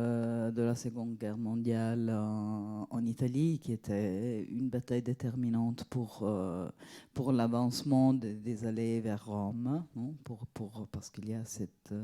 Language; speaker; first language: French; non-native, fluent; Italian